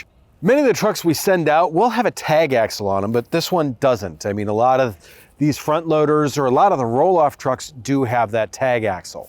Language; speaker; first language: English; native; English